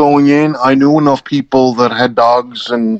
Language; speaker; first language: English; native; English